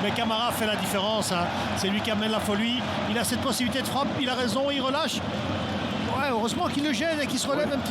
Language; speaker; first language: French; native; French